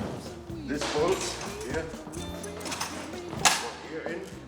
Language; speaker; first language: English; non-native, learner; German